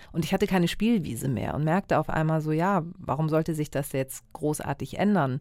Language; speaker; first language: German; early bilingual, other home language; Greek